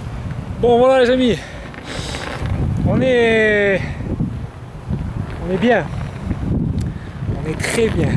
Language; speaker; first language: French; native; French